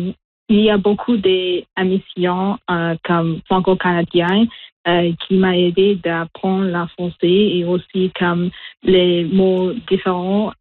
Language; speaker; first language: French; non-native, local second language; English